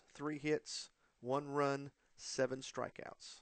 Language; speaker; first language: English; native; English